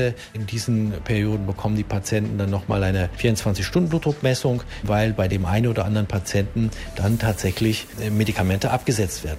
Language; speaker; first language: German; native; German